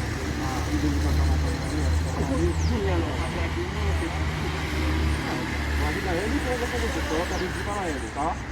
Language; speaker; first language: Portuguese; non-native, learner; Haitian Creole